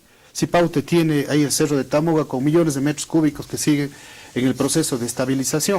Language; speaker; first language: Spanish; native; Spanish